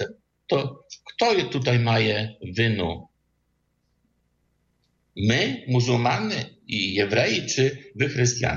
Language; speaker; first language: Polish; non-native, learner; Ukrainian